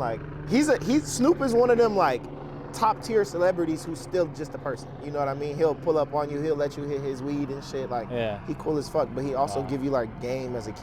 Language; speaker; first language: English; native; English